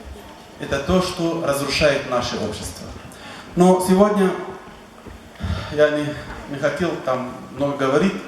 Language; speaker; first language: Russian; non-native, fluent; Arabic